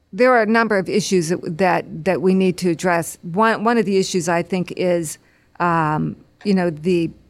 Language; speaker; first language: English; native; English